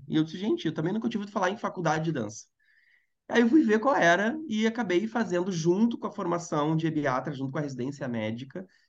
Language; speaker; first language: Portuguese; native; Portuguese